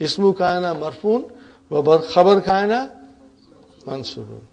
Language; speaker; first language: Arabic; non-native, fluent; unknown